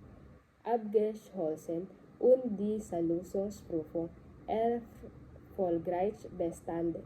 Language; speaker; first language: German; non-native, learner; Filipino